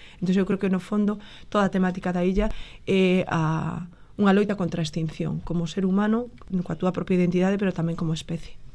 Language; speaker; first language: Galician; native; Galician